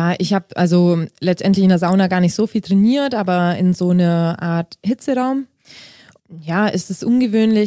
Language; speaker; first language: German; native; German